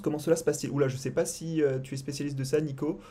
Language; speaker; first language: French; native; French